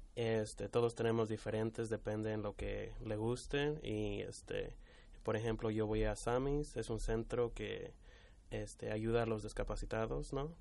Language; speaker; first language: Spanish; early bilingual, heritage; Spanish